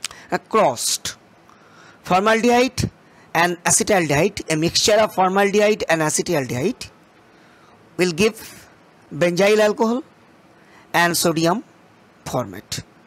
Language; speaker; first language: English; non-native, local second language; Bangla